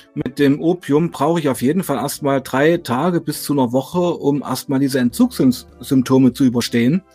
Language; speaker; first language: German; native; German